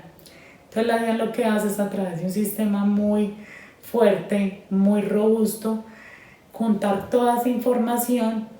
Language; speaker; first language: Spanish; native; Spanish